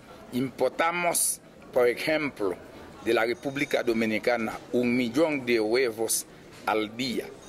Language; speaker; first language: Spanish; non-native, fluent; Haitian Creole